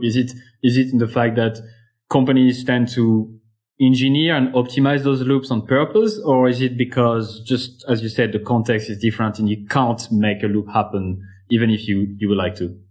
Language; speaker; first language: English; non-native, fluent; French